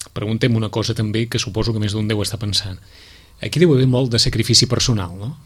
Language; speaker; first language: Catalan; native; Catalan